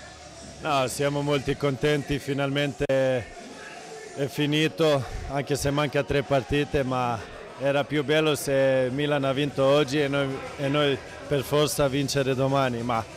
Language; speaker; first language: Italian; non-native, fluent; Swedish